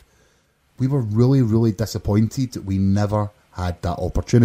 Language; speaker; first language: English; native; English